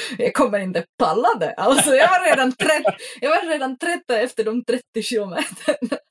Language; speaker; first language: Swedish; non-native, fluent; Czech